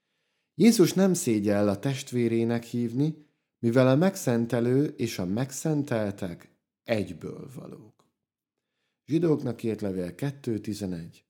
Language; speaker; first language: Hungarian; native; Hungarian